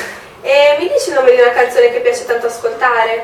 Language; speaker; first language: Italian; native; Italian